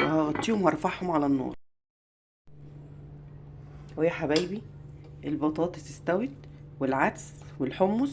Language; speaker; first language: Arabic; native; Arabic